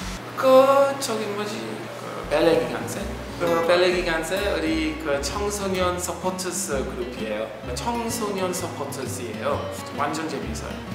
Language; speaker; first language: Korean; non-native, learner; English